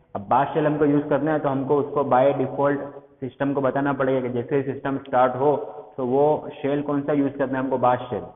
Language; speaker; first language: Hindi; non-native, local second language; Gujarati